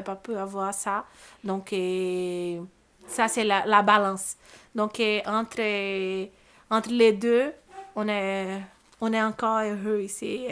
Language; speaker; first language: French; non-native, learner; Portuguese